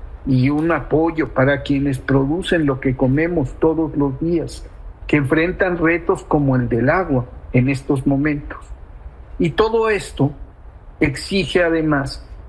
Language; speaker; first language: Spanish; native; Spanish